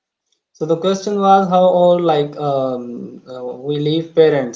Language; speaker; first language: English; non-native, learner; Urdu